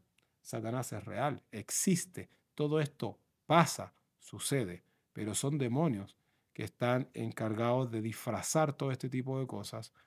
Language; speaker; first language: Spanish; native; Spanish